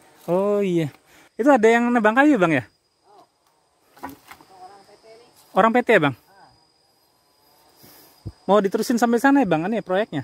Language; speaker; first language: Indonesian; native; Indonesian